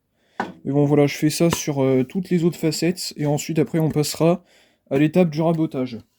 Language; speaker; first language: French; native; French